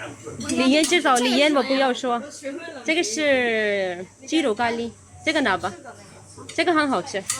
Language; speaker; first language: Chinese; non-native, learner; Urdu